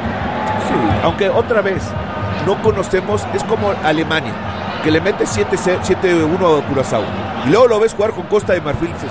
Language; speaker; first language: Spanish; native; Spanish